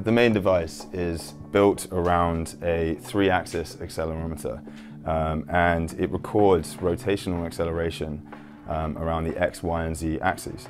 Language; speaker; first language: English; native; English